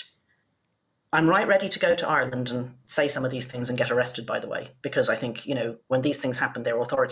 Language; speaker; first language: English; native; English